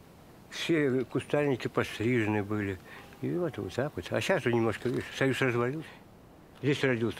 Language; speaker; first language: Russian; non-native, local second language; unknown